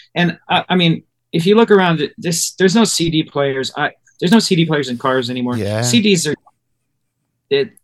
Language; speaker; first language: English; native; English